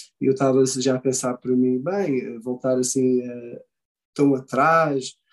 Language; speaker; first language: Portuguese; early bilingual, heritage; Portuguese